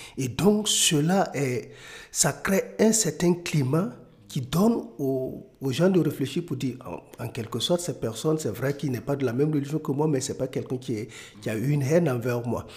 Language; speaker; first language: French; non-native, local second language; Mossi